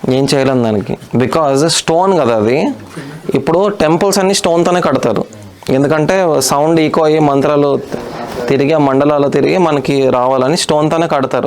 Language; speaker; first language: Telugu; non-native, local second language; Hindi